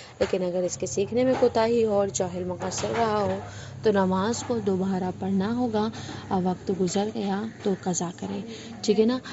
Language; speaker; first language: Urdu; native; Urdu